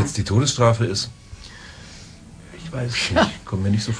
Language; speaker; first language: German; native; German